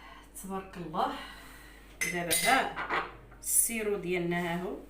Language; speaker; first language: Arabic; native; Arabic